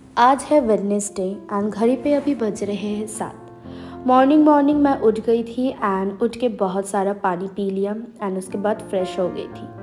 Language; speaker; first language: Hindi; non-native, local second language; Bangla